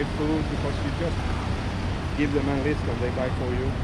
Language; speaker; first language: English; non-native, learner; Swedish